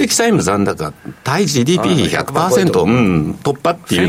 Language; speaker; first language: Japanese; native; Japanese